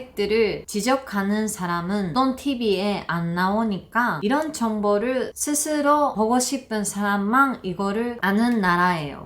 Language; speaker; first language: Korean; non-native, learner; Japanese